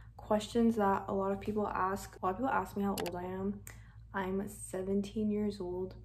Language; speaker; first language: English; native; English